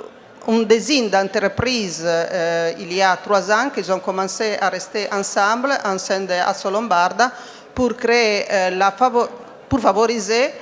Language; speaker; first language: French; non-native, fluent; Italian